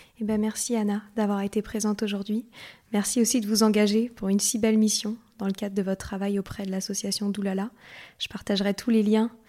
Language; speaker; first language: French; native; French